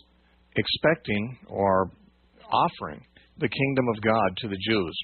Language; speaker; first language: English; native; English